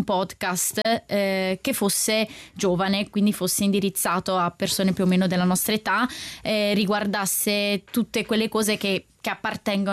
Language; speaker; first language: Italian; non-native, fluent; Portuguese